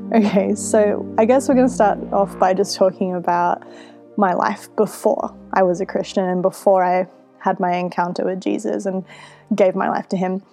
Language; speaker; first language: English; native; English